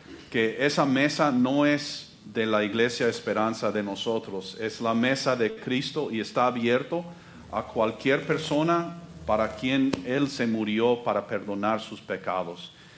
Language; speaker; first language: Spanish; non-native, fluent; English